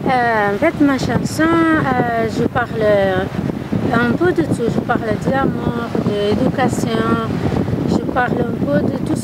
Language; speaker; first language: French; non-native, learner; Kabuverdianu